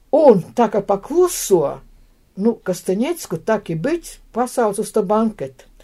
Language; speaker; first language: Latvian; non-native, local second language; Russian